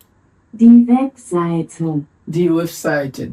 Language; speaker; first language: German; non-native, learner; Bangla